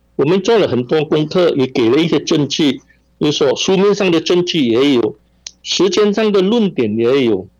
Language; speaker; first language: Chinese; non-native, local second language; Min Nan Chinese